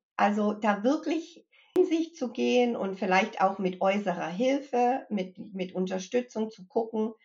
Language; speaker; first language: German; early bilingual, other home language; English